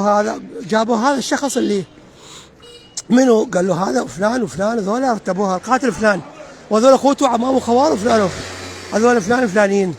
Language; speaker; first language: Arabic; native; Arabic